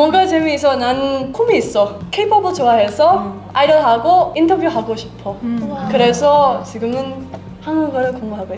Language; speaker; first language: Korean; non-native, learner; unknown